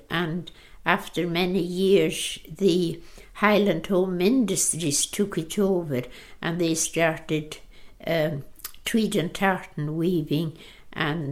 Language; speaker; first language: English; non-native, local second language; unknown